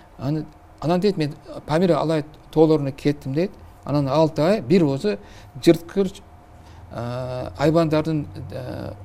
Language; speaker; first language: Kyrgyz; non-native, local second language; Uzbek